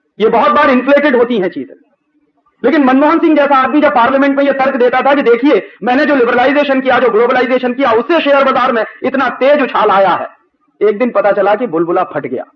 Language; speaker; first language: Hindi; native; Hindi